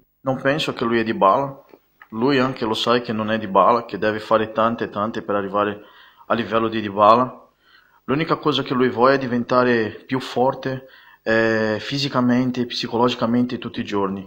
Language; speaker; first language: Italian; non-native, fluent; Portuguese